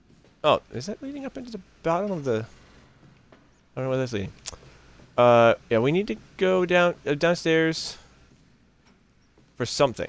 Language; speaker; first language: English; native; English